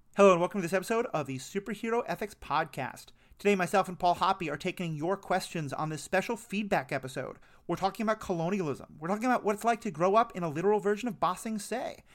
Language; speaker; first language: English; native; English